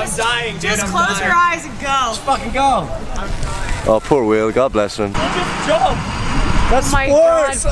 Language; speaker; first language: English; native; English